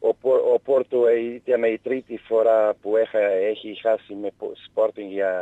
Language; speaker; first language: Greek; non-native, learner; Portuguese